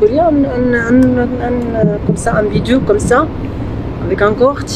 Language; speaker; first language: French; non-native, learner; Arabic